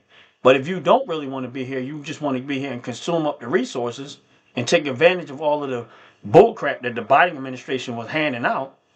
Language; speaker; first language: English; native; English